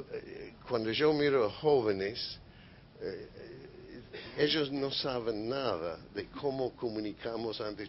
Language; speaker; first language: Spanish; non-native, fluent; English